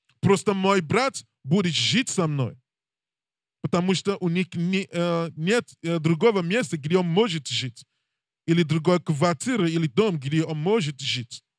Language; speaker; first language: Russian; non-native, learner; English